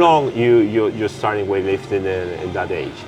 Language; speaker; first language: English; non-native, local second language; Spanish